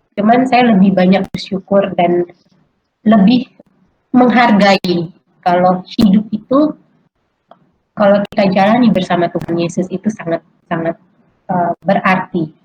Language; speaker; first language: Indonesian; native; Indonesian